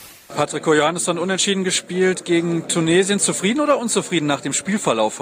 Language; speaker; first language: German; native; German